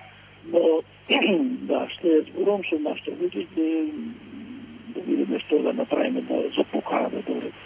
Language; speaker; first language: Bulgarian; non-native, local second language; Macedonian